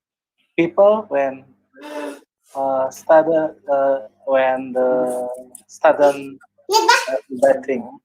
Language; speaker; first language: English; non-native, learner; Indonesian